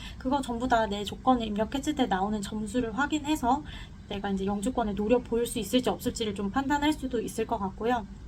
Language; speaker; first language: Korean; native; Korean